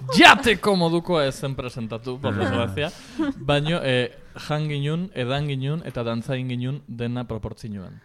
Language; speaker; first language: Basque; non-native, local second language; Spanish